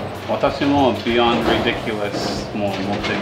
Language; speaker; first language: Japanese; non-native, fluent; English